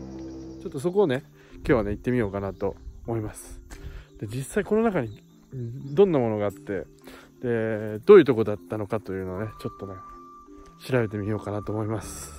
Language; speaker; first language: Japanese; native; Japanese